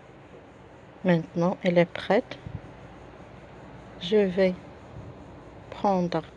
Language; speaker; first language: French; non-native, local second language; Arabic